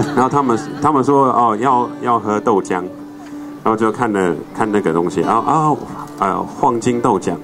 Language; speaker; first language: Chinese; non-native, fluent; English